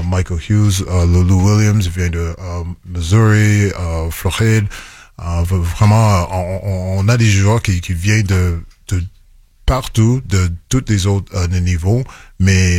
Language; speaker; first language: French; non-native, local second language; English